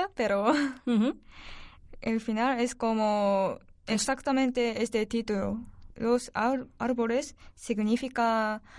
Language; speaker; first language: Spanish; non-native, learner; Japanese